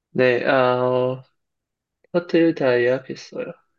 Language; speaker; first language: Korean; non-native, learner; Chinese